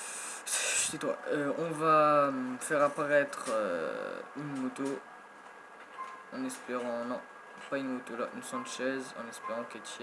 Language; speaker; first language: French; native; French